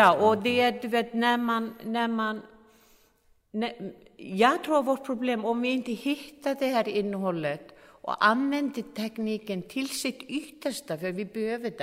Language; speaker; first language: Swedish; non-native, fluent; Icelandic